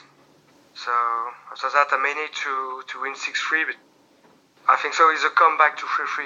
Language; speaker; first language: English; non-native, learner; French